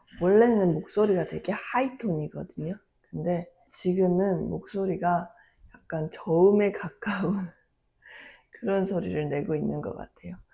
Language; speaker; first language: Korean; native; Korean